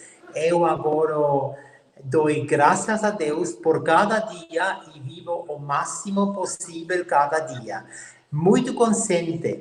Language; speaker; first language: Portuguese; non-native, learner; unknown